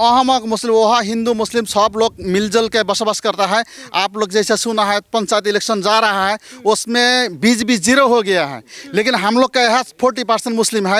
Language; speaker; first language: Hindi; non-native, local second language; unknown